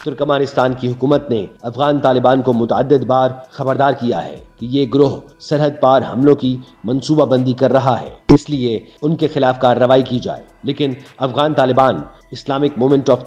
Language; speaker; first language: Urdu; native; Urdu